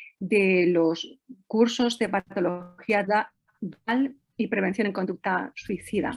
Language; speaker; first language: Spanish; native; Spanish